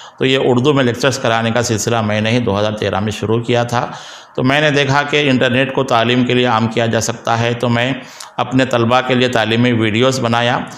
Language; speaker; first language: Urdu; native; Urdu